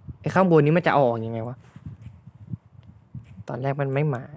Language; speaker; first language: Thai; native; Thai